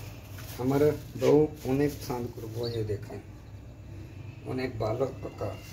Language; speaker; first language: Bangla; non-native, learner; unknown